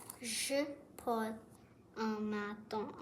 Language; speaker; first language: French; non-native, learner; English